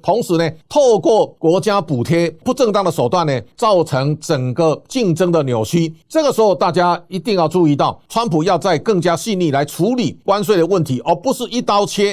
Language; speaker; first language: Chinese; native; Chinese